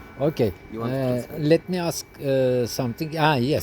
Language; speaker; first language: English; non-native, learner; Turkish